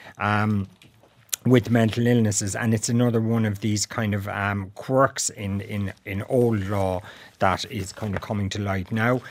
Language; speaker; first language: English; native; English